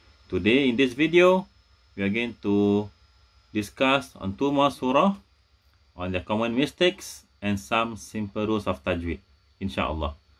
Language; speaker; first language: English; non-native, local second language; Malay